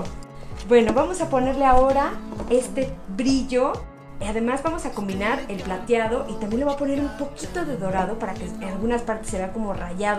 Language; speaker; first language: Spanish; native; Spanish